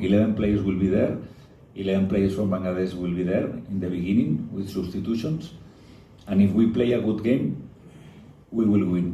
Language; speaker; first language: English; non-native, fluent; Spanish